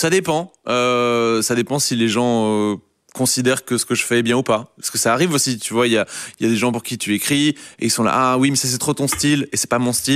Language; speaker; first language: French; native; French